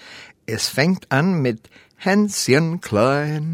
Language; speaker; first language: German; early bilingual, heritage; Spanish